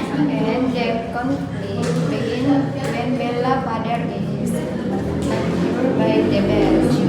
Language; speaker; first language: English; non-native, learner; Indonesian